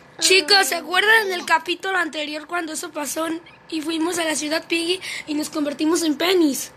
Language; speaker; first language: Spanish; native; Spanish